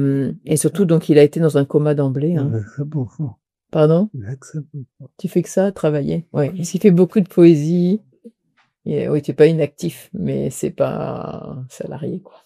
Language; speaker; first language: French; native; French